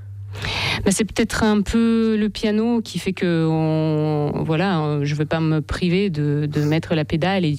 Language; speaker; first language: French; non-native, fluent; Russian